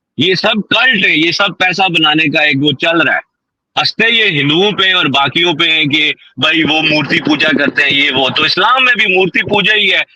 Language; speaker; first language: Urdu; non-native, local second language; Punjabi